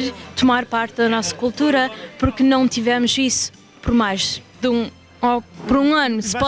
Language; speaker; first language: Portuguese; early bilingual, heritage; Portuguese